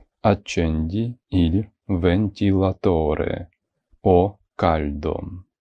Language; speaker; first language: Italian; non-native, fluent; Ukrainian